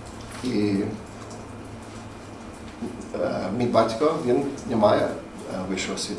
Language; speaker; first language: Ukrainian; non-native, learner; Russian